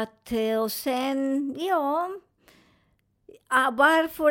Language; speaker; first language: Swedish; non-native, fluent; Spanish